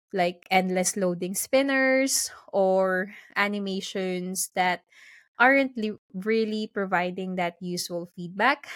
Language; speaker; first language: English; non-native, local second language; Filipino